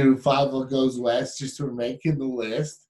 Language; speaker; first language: English; native; English